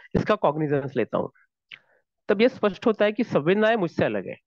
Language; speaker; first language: Hindi; non-native, local second language; Marathi